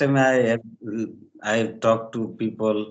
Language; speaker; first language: English; non-native, learner; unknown